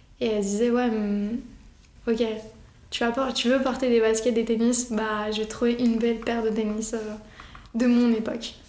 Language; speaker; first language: French; early bilingual, other home language; Arabic